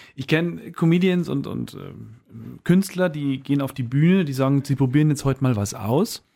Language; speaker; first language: German; native; German